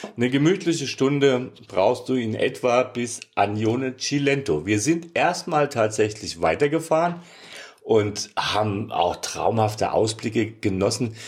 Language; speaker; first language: German; native; German